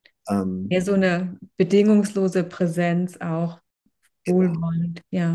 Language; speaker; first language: German; native; German